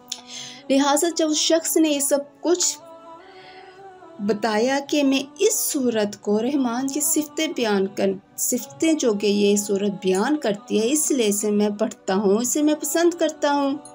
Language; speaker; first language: Urdu; native; Urdu